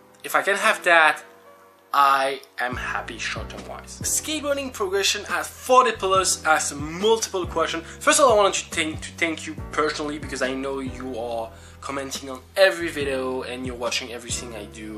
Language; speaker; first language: English; non-native, fluent; French